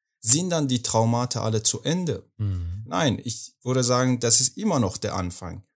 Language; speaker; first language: German; non-native, fluent; Persian